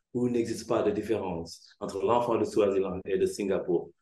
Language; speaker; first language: French; non-native, local second language; Wolof